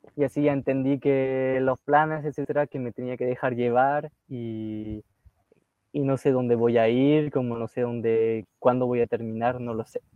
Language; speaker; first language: Spanish; non-native, fluent; French